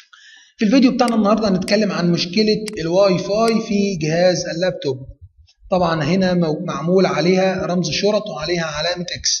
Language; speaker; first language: Arabic; native; Arabic